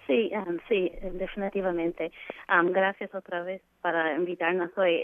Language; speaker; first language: Spanish; non-native, fluent; English